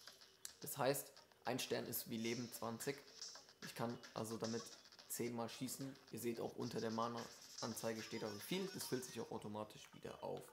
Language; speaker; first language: German; native; German